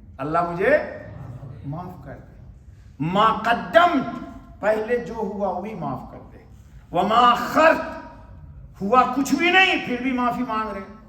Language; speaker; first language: Urdu; native; Urdu